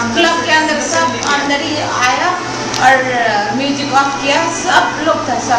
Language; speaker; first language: Hindi; non-native, fluent; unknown